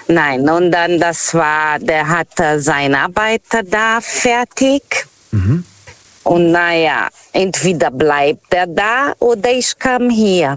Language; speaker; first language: German; non-native, learner; Portuguese